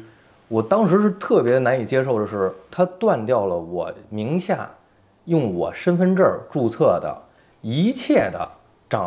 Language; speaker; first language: Chinese; native; Chinese